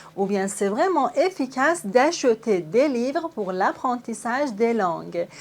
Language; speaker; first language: French; non-native, fluent; Persian